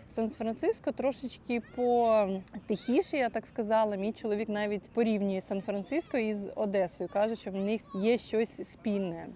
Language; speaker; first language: Ukrainian; non-native, local second language; Russian